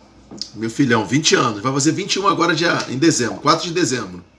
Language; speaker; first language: Portuguese; native; Portuguese